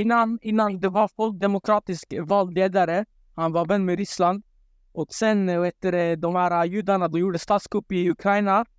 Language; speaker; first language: Swedish; non-native, local second language; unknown